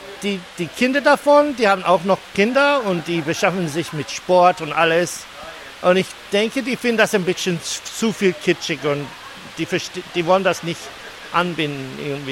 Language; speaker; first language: German; non-native, fluent; English